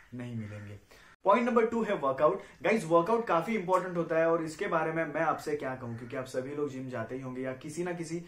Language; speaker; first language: Hindi; non-native, local second language; Marathi